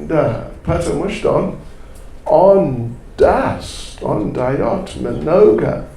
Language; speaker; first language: Russian; non-native, learner; English